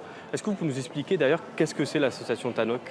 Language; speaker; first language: French; native; French